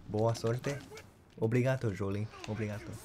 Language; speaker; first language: Portuguese; non-native, learner; English